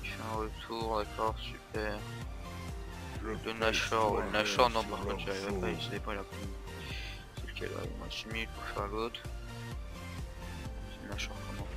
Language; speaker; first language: French; native; French